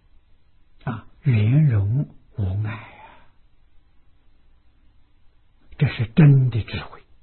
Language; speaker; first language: Chinese; native; Chinese